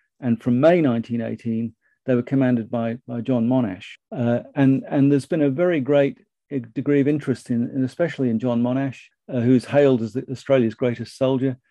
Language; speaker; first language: English; native; English